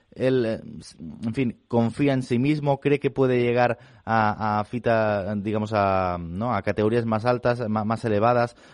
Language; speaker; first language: Spanish; non-native, local second language; Catalan